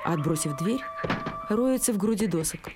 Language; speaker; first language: Russian; native; Russian